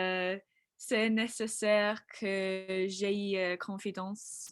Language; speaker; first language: French; non-native, learner; English